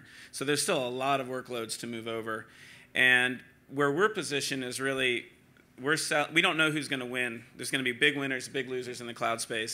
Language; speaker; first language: English; native; English